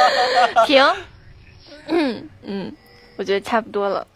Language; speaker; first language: Chinese; native; Chinese